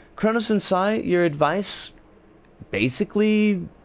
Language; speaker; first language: English; native; English